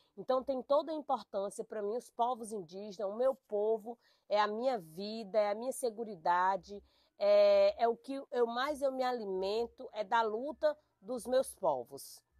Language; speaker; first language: Portuguese; native; Portuguese